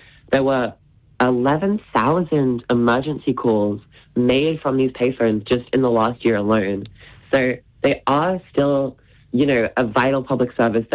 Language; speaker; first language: English; native; English